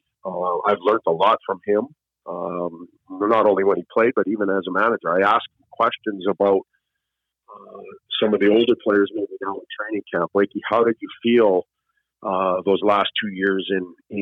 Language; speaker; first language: English; native; English